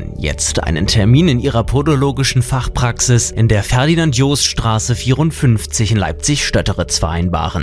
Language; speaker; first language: German; native; German